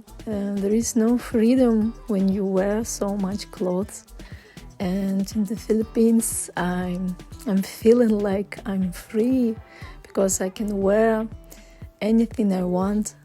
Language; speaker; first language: English; non-native, fluent; Russian